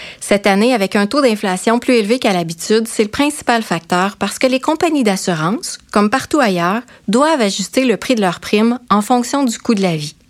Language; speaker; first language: French; native; French